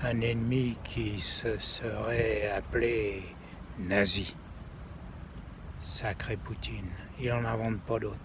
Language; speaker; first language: French; native; French